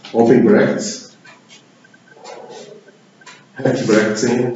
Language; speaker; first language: English; non-native, learner; Portuguese